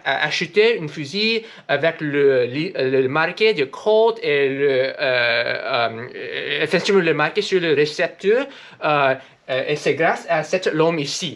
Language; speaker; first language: French; non-native, learner; English